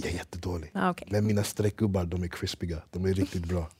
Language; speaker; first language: Swedish; early bilingual, other home language; English